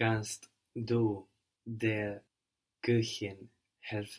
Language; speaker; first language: German; non-native, learner; English